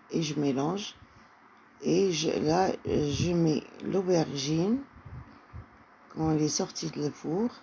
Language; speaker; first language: French; non-native, fluent; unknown